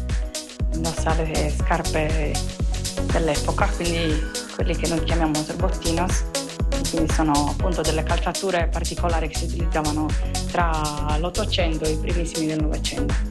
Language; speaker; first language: Italian; native; Italian